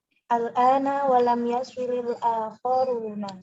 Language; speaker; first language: Arabic; non-native, learner; Indonesian